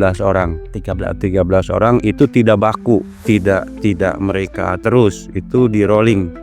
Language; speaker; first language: Indonesian; non-native, local second language; Sundanese